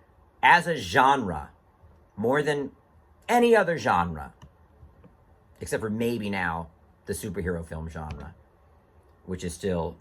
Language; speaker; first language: English; native; English